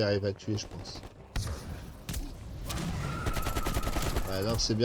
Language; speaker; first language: French; native; French